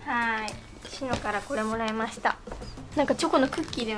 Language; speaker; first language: Japanese; native; Japanese